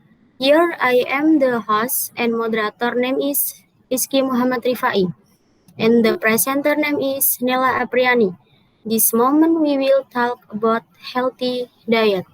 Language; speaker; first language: English; non-native, learner; Indonesian